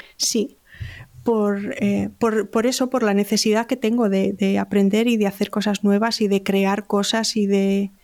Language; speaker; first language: Spanish; native; Spanish